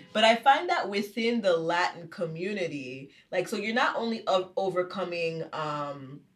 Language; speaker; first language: English; early bilingual, other home language; Haitian Creole